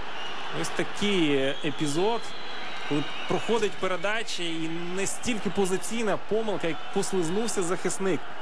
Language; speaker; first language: Ukrainian; native; Ukrainian